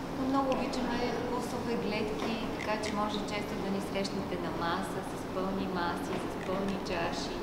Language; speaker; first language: Bulgarian; native; Bulgarian